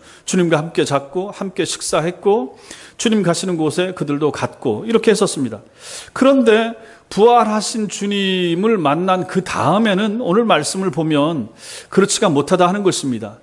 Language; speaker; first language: Korean; native; Korean